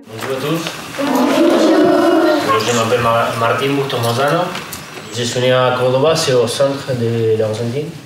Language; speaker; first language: French; non-native, learner; Spanish